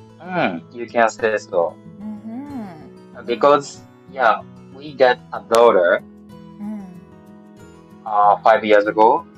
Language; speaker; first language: English; non-native, learner; Japanese